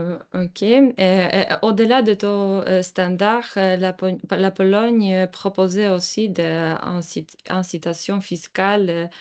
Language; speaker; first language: French; non-native, learner; Polish